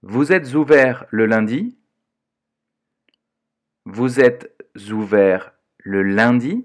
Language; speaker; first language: French; non-native, fluent; Portuguese